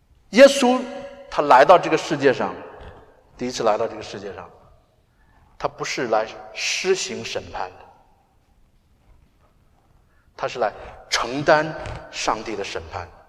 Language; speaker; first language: Chinese; native; Chinese